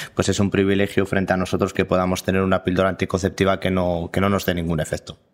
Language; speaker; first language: Spanish; native; Spanish